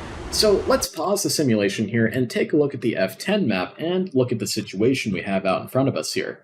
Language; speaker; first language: English; native; English